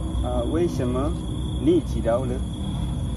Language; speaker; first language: Chinese; non-native, learner; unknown